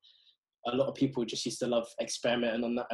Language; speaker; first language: English; native; English